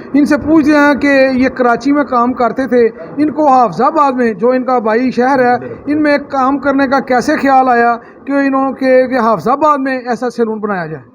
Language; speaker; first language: Urdu; non-native, local second language; Punjabi